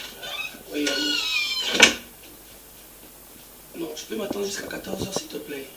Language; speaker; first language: French; non-native, local second language; Lingala